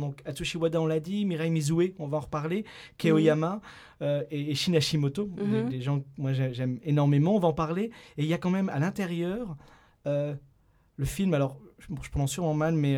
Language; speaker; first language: French; native; French